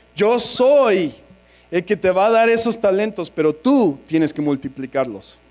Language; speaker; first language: Spanish; non-native, fluent; English